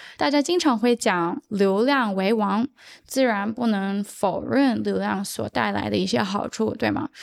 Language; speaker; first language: Chinese; early bilingual, heritage; Chinese